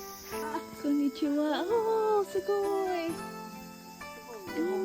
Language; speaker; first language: Japanese; non-native, learner; Filipino